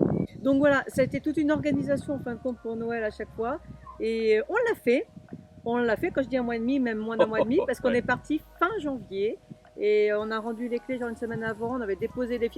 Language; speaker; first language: French; native; French